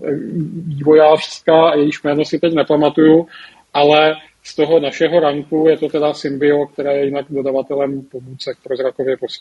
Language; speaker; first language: Czech; native; Czech